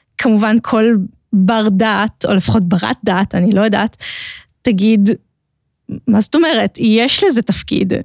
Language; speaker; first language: Hebrew; native; Hebrew